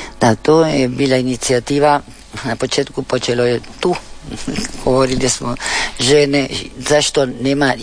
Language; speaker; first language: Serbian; early bilingual, heritage; Spanish